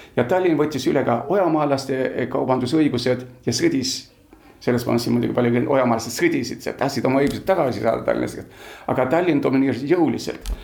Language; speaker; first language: Estonian; early bilingual, heritage; Estonian